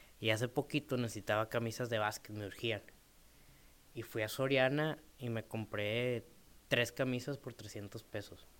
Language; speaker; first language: Spanish; native; Spanish